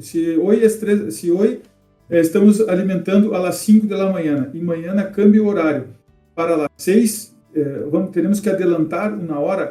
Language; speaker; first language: Spanish; non-native, fluent; Portuguese